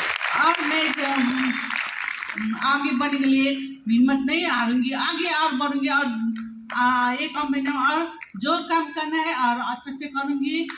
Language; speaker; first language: Hindi; non-native, local second language; Bangla